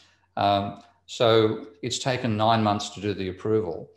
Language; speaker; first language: English; native; English